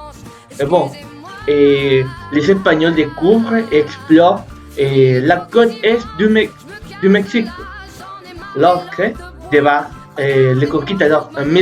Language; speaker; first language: French; non-native, learner; Spanish